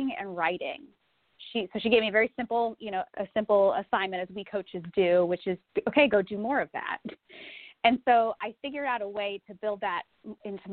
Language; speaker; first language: English; native; English